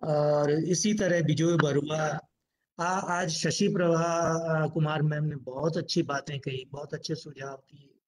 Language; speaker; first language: Hindi; native; Hindi